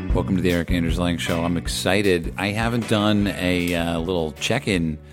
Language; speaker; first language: English; native; English